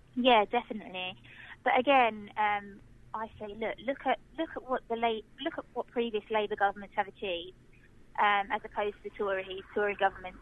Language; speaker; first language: English; native; English